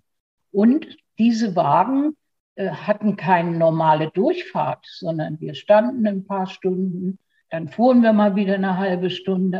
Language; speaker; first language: German; native; German